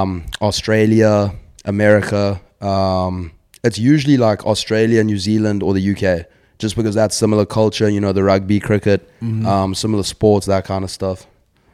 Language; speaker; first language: English; native; English